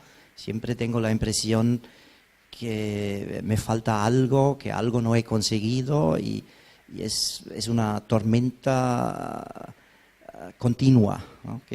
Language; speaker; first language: Spanish; non-native, fluent; German